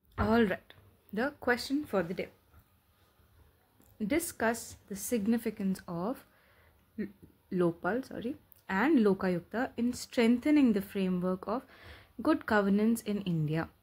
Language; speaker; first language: English; non-native, local second language; Telugu